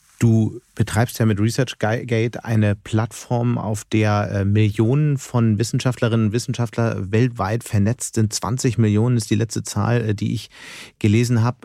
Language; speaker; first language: German; native; German